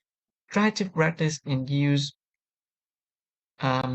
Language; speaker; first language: English; non-native, learner; Vietnamese